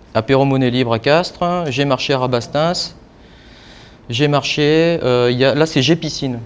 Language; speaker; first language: French; native; French